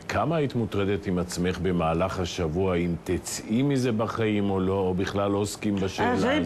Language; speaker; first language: Hebrew; native; Hebrew